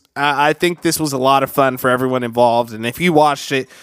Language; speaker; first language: English; early bilingual, other home language; Yoruba